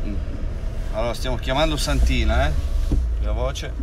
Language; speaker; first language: Italian; native; Italian